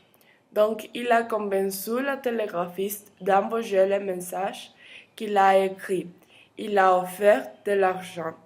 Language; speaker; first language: French; non-native, learner; Spanish